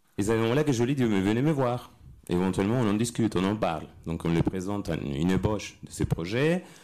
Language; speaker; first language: French; non-native, fluent; Spanish